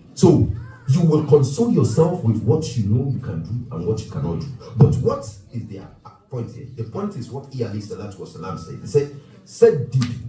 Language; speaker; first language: English; non-native, local second language; Yoruba